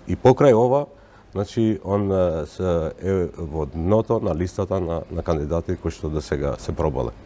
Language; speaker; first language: Macedonian; non-native, local second language; Albanian